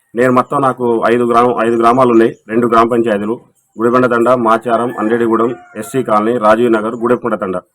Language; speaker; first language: Telugu; non-native, local second language; Lambadi